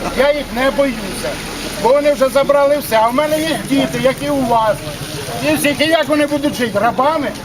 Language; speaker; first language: Ukrainian; native; Ukrainian